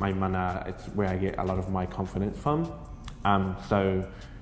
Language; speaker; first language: English; native; English